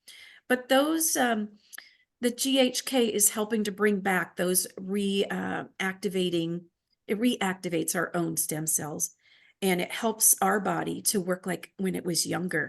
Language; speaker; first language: English; native; English